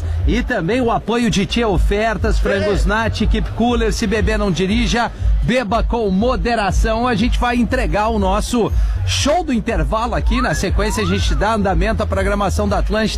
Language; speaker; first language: Portuguese; native; Portuguese